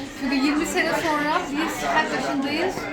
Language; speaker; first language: Turkish; early bilingual, heritage; Turkish